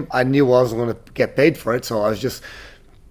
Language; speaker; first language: English; non-native, fluent; Portuguese